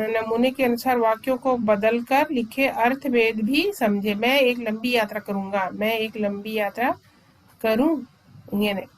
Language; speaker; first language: Hindi; non-native, local second language; Malayalam